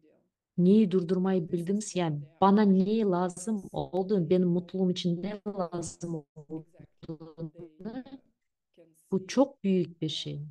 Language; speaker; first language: Turkish; non-native, fluent; Russian